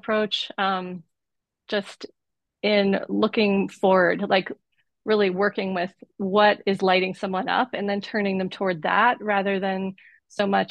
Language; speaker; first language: English; native; English